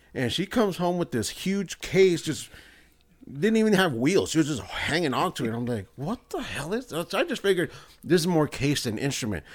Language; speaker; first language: English; early bilingual, other home language; Spanish